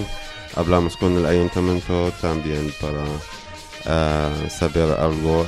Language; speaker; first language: Spanish; non-native, learner; Arabic